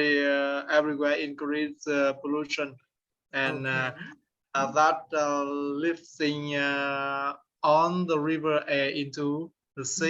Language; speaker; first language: English; non-native, learner; Vietnamese